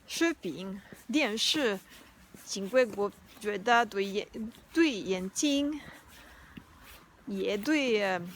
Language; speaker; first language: Chinese; non-native, learner; Spanish